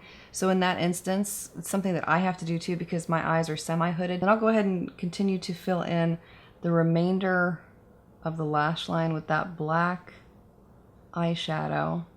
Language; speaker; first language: English; native; English